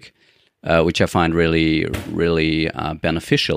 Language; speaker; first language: English; non-native, fluent; German